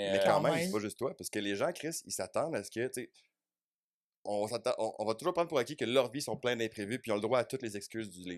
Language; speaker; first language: French; native; French